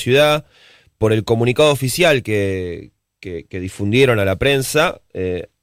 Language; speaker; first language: Spanish; native; Spanish